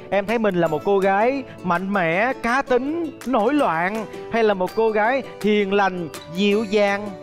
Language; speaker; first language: Vietnamese; native; Vietnamese